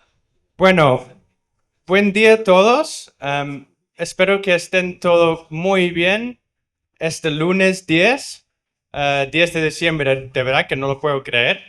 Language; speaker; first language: Spanish; non-native, fluent; English